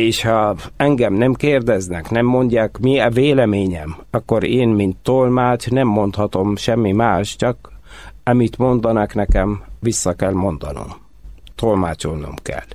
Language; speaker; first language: Hungarian; non-native, fluent; Arabic